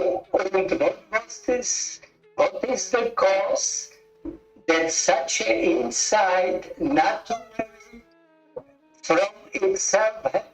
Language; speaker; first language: English; non-native, learner; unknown